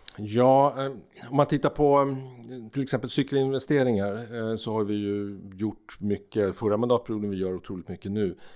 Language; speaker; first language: Swedish; native; Swedish